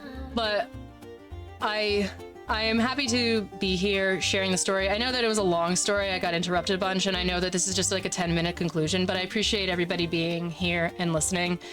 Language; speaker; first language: English; native; English